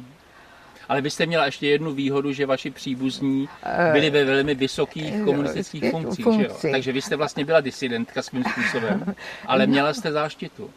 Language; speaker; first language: Czech; native; Czech